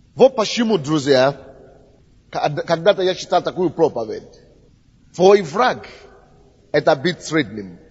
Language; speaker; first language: Russian; non-native, fluent; Yoruba